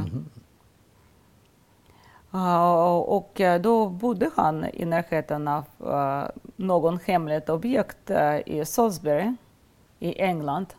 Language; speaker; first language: Swedish; non-native, fluent; Russian